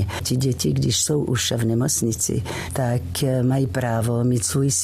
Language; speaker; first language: Czech; non-native, fluent; French